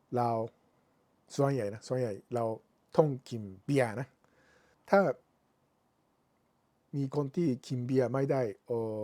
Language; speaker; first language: Thai; non-native, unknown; Japanese